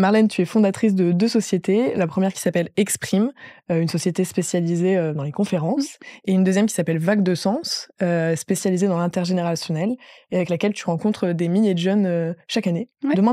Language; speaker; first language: French; native; French